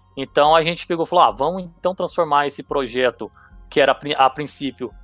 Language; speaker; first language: Portuguese; native; Portuguese